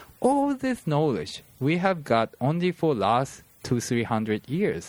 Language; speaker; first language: English; non-native, fluent; Japanese